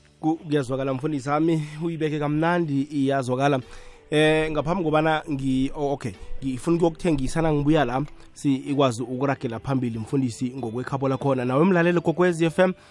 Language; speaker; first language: Zulu; non-native, local second language; South Ndebele